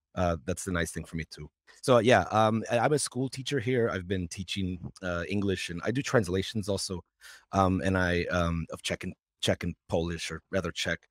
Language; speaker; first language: English; native; English